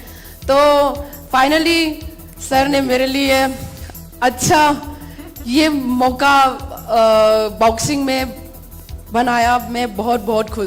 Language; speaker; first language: Hindi; non-native, local second language; Manipuri